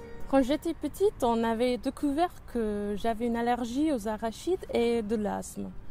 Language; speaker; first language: French; non-native, fluent; English